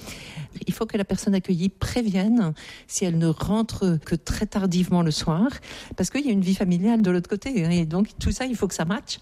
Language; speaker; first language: French; native; French